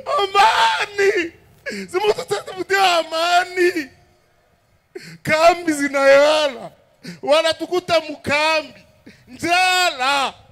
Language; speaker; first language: Swahili; native; Swahili